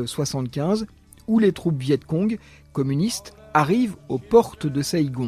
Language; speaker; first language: French; native; French